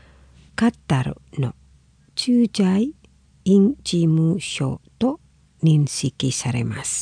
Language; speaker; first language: Japanese; non-native, fluent; Indonesian